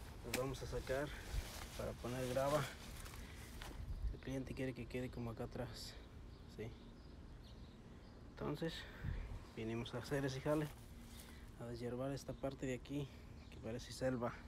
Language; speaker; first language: Spanish; native; Spanish